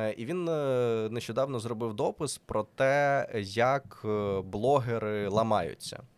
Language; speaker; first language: Ukrainian; non-native, local second language; Russian